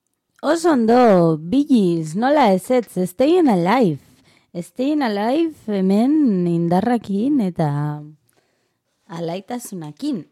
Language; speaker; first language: Basque; non-native, learner; Spanish